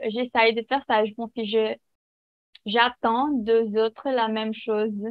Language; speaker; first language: French; non-native, learner; Portuguese